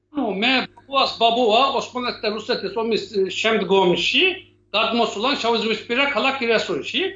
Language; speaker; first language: Georgian; non-native, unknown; Turkish